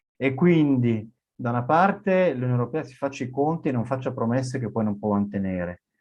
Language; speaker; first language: Italian; native; Italian